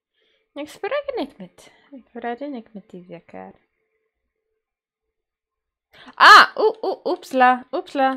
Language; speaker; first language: German; non-native, learner; Dutch